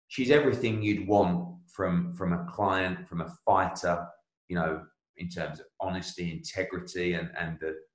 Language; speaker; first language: English; native; English